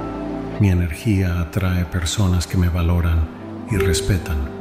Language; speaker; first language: Spanish; native; Spanish